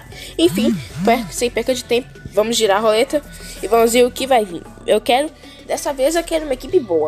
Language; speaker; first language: Portuguese; native; Portuguese